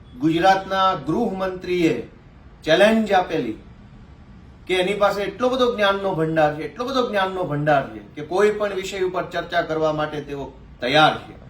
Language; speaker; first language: Gujarati; native; Gujarati